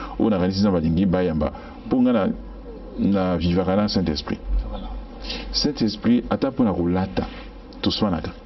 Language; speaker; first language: Lingala; non-native, local second language; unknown